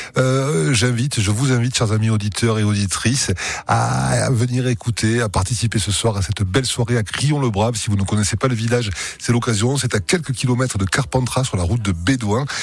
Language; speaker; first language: French; native; French